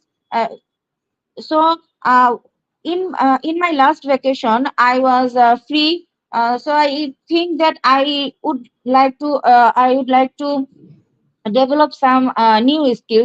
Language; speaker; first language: English; non-native, learner; Bangla